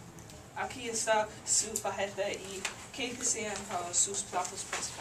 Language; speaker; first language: Spanish; non-native, learner; English